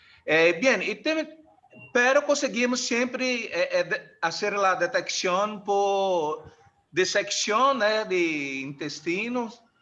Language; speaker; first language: Portuguese; non-native, fluent; Spanish